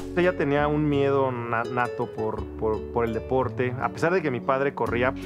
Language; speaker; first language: Spanish; native; Spanish